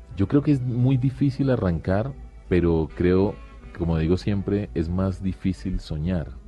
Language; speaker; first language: Spanish; native; Spanish